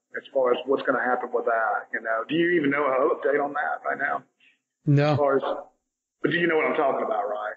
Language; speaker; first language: English; native; English